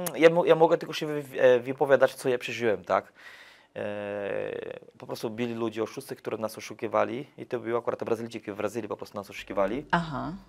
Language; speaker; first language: Polish; non-native, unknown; Portuguese